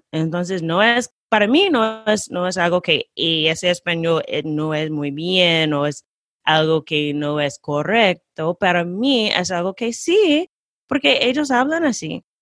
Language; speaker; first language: Spanish; non-native, fluent; English